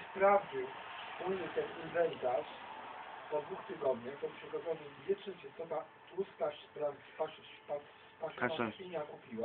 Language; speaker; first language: Polish; native; Polish